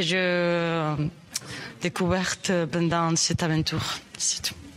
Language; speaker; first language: French; non-native, learner; Spanish